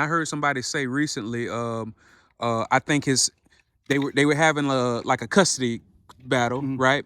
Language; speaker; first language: English; native; English